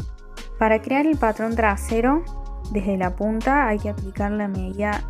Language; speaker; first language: Spanish; native; Spanish